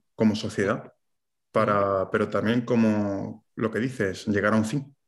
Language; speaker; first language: Spanish; native; Spanish